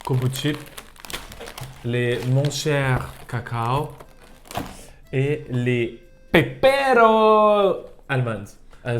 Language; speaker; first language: French; native; French